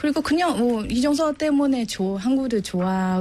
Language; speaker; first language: Korean; non-native, learner; Burmese